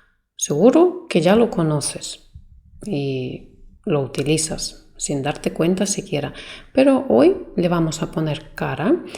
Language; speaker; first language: Spanish; non-native, fluent; Russian